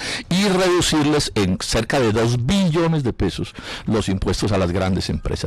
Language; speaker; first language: Spanish; native; Spanish